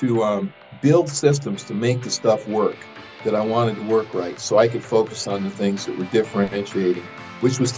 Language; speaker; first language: English; native; English